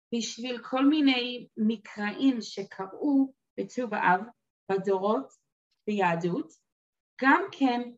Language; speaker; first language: Hebrew; non-native, fluent; English